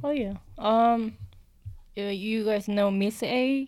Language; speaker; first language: English; non-native, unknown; Korean